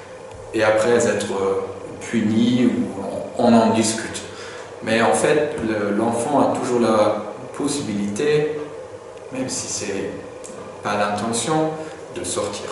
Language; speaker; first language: French; non-native, fluent; German